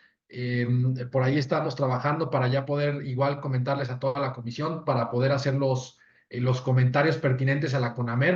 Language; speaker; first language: Spanish; native; Spanish